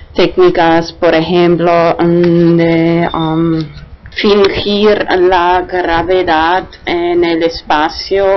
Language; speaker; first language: Spanish; non-native, fluent; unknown